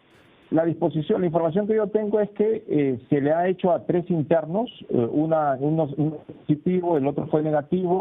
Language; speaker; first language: Spanish; native; Spanish